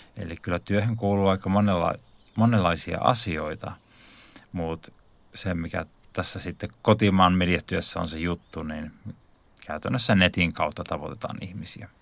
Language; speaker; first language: Finnish; native; Finnish